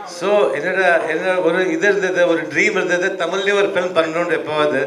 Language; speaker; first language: Tamil; early bilingual, other home language; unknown